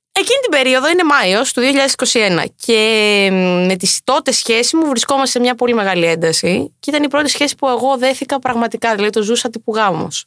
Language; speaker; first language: Greek; native; Greek